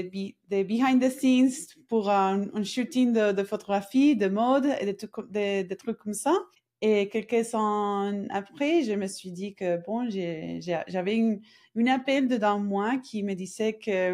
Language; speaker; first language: French; non-native, fluent; Spanish